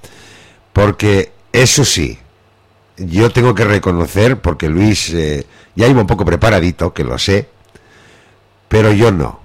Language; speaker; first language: Spanish; native; Spanish